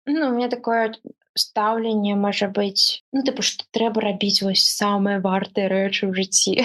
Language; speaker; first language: Belarusian; non-native, local second language; Russian